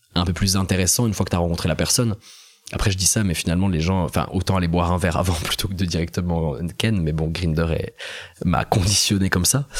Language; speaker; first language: French; native; French